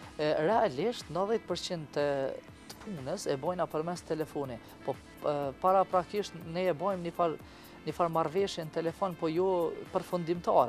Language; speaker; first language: Albanian; native; Albanian